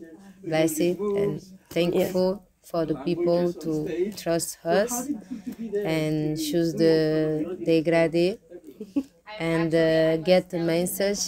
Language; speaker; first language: English; non-native, learner; Portuguese